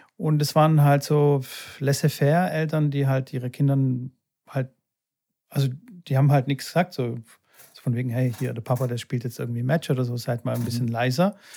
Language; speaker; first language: German; early bilingual, other home language; Bulgarian